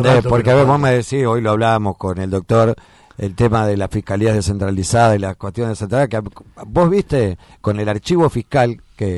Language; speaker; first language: Spanish; native; Spanish